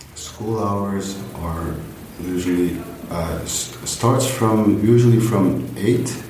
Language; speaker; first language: English; non-native, fluent; Korean